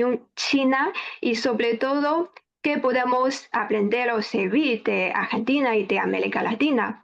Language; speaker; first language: Spanish; non-native, fluent; Chinese